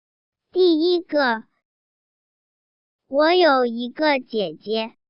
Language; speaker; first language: Chinese; non-native, learner; Swahili